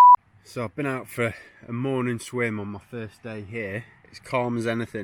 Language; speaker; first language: English; native; English